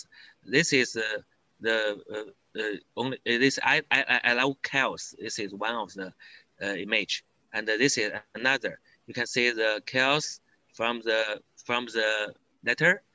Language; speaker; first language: English; non-native, learner; Chinese